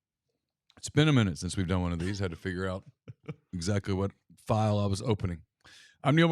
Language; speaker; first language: English; native; English